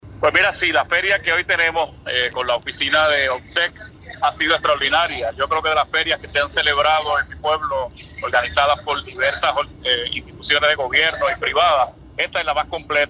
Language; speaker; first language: Spanish; native; Spanish